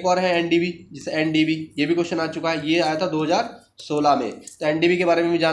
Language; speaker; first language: Hindi; native; Hindi